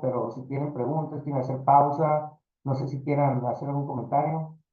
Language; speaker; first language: Spanish; native; Spanish